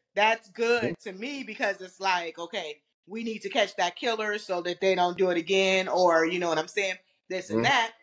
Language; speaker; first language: English; native; English